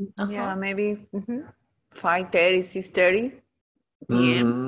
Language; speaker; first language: English; non-native, learner; Spanish